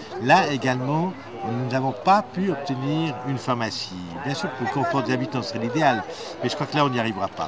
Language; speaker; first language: French; native; French